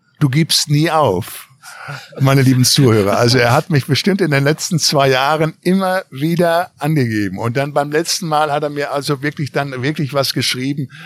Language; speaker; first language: German; native; German